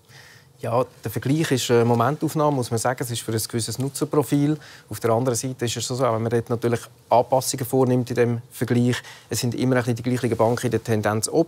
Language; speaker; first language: German; native; German